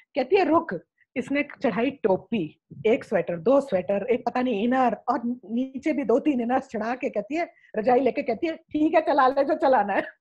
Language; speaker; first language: Hindi; early bilingual, heritage; Hindi